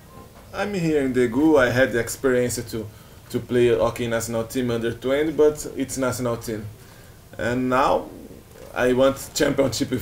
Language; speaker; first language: English; non-native, learner; Portuguese